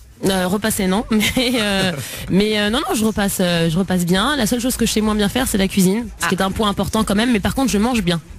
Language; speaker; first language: French; native; French